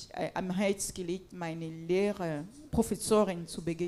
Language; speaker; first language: German; non-native, fluent; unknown